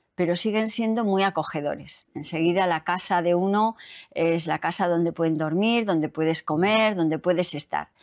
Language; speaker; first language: Spanish; native; Spanish